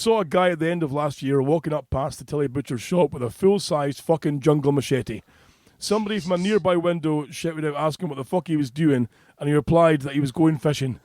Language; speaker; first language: English; native; English